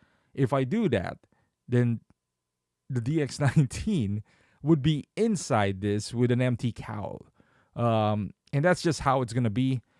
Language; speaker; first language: English; native; English